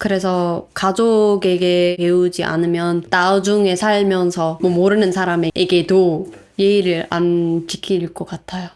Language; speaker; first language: Korean; non-native, fluent; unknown